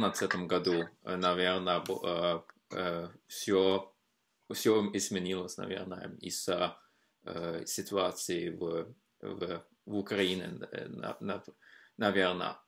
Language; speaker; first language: Russian; non-native, fluent; Norwegian